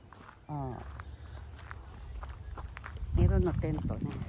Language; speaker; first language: Japanese; non-native, learner; Filipino